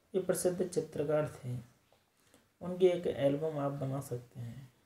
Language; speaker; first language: Hindi; native; Hindi